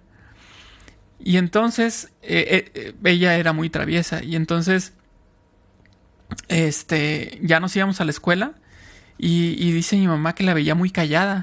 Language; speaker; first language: Spanish; native; Spanish